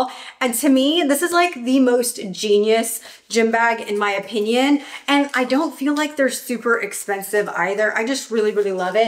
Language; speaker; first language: English; native; English